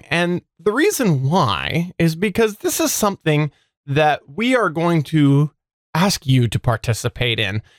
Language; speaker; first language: English; native; English